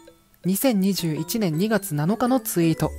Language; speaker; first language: Japanese; native; Japanese